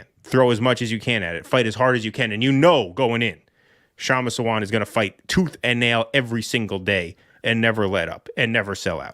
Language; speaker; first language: English; native; English